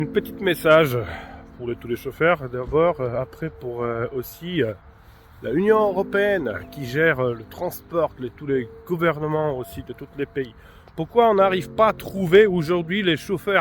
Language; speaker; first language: French; non-native, fluent; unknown